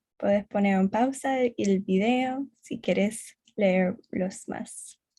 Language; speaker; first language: Spanish; non-native, learner; English